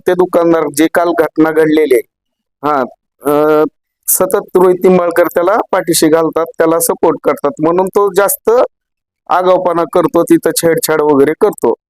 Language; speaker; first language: Marathi; native; Marathi